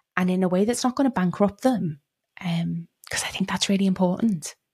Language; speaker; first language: English; native; English